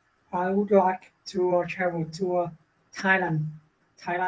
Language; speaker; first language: English; non-native, learner; Vietnamese